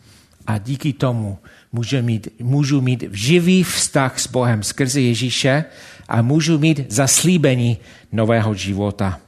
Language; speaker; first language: Czech; non-native, fluent; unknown